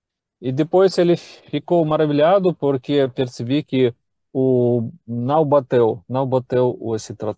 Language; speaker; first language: Portuguese; non-native, learner; Russian